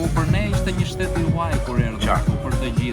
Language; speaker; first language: Albanian; early bilingual, heritage; Albanian